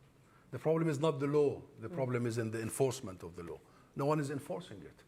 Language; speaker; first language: English; non-native, fluent; Arabic